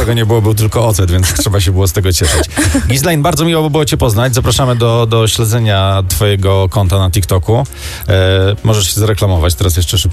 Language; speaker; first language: Polish; native; Polish